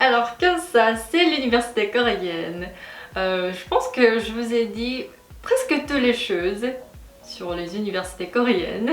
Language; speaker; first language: French; non-native, fluent; Korean